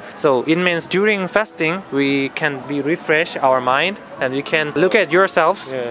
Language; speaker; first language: English; non-native, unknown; Korean